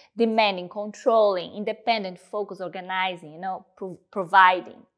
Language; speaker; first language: English; non-native, fluent; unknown